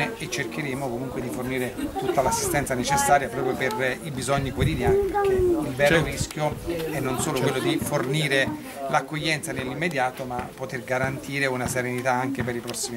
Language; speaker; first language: Italian; native; Italian